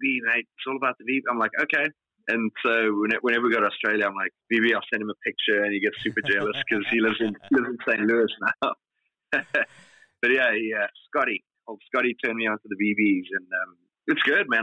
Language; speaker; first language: English; native; English